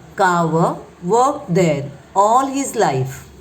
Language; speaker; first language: English; non-native, local second language; Marathi